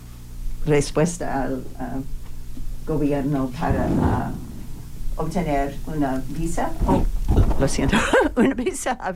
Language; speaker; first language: Spanish; non-native, learner; English